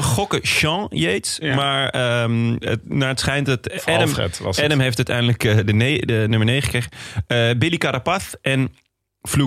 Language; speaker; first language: Dutch; native; Dutch